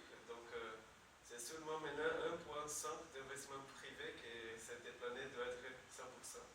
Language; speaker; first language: French; non-native, learner; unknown